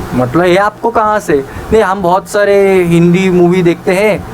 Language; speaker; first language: Hindi; non-native, local second language; Marathi